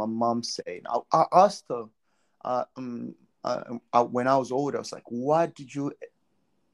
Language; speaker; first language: English; non-native, local second language; Nyanja